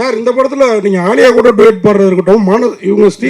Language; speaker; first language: Tamil; native; Tamil